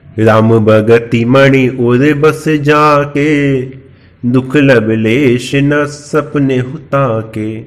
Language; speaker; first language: Hindi; native; Hindi